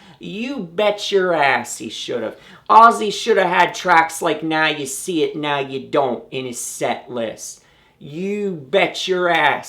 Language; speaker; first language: English; native; English